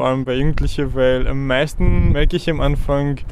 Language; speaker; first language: German; non-native, fluent; Arabic